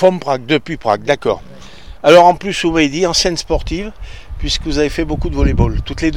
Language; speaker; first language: French; native; French